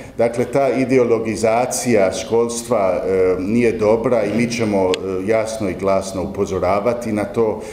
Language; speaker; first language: Croatian; early bilingual, heritage; Croatian